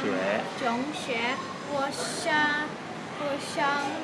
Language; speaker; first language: Chinese; non-native, learner; English